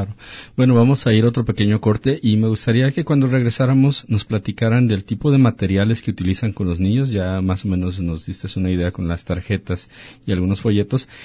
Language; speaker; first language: Spanish; native; Spanish